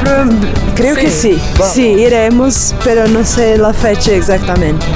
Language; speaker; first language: Spanish; non-native, learner; Portuguese